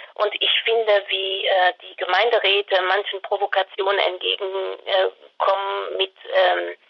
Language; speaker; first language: German; non-native, fluent; French